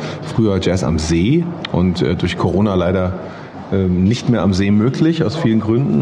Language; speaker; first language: German; native; German